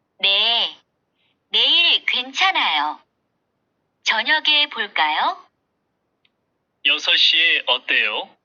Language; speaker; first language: Korean; non-native, fluent; Portuguese